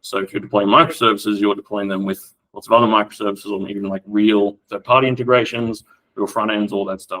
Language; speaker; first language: English; native; English